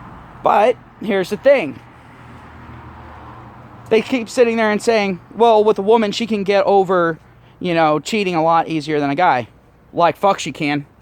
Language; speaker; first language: English; native; English